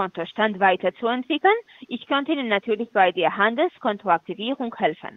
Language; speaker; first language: German; non-native, fluent; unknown